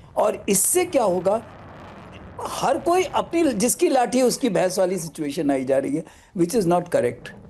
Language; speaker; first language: Hindi; native; Hindi